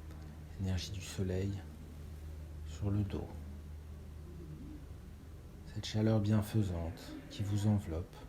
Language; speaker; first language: French; native; French